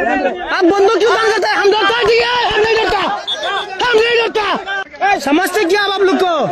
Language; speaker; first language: Hindi; non-native, learner; Bangla